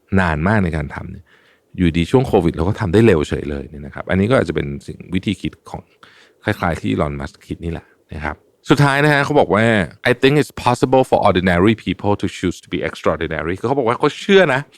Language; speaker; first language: Thai; native; Thai